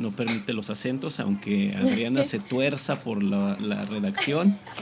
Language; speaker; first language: Spanish; native; Spanish